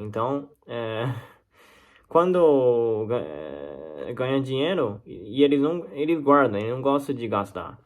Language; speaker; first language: Portuguese; non-native, learner; Chinese